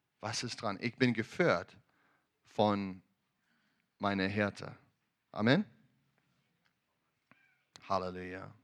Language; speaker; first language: German; non-native, learner; English